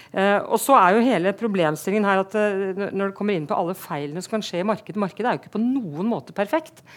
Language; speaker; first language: Norwegian; native; Norwegian